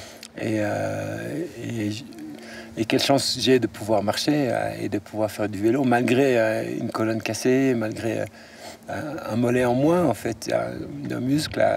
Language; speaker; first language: French; native; French